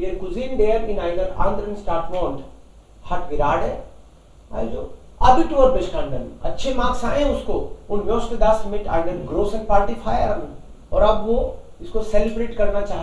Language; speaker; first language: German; non-native, fluent; Hindi